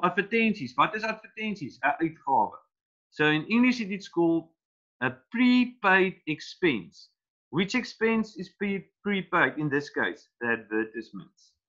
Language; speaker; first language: English; non-native, local second language; Afrikaans